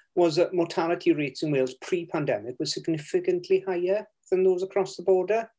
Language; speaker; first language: English; native; English